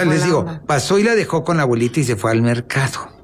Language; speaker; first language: Spanish; native; Spanish